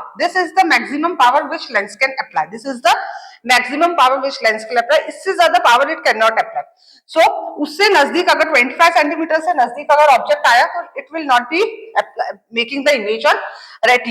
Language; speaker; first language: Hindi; native; Hindi